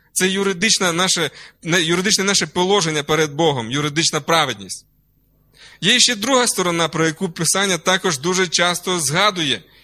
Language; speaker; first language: Ukrainian; non-native, local second language; Russian